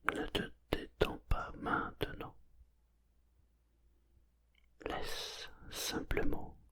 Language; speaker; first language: French; native; French